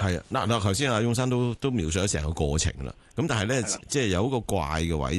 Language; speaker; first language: Cantonese; native; Cantonese